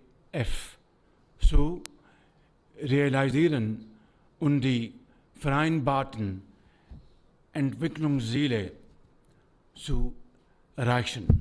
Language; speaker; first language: German; non-native, learner; Punjabi